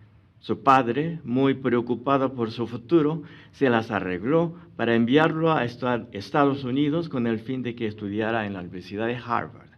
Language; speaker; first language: Spanish; non-native, fluent; Japanese